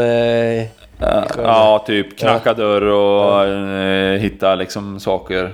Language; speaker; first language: Swedish; native; Swedish